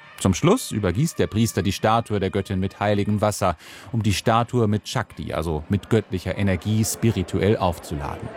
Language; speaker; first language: German; native; German